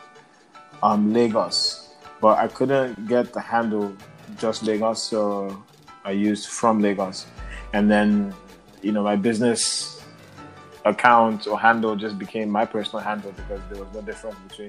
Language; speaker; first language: English; non-native, local second language; Yoruba